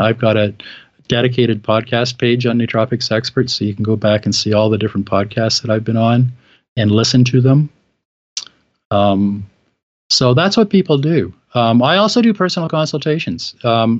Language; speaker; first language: English; native; English